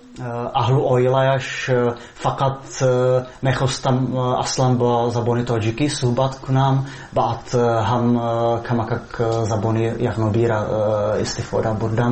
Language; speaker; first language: Persian; non-native, fluent; Czech